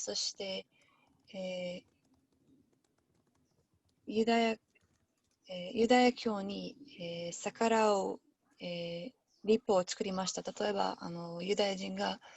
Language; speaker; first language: Japanese; non-native, learner; English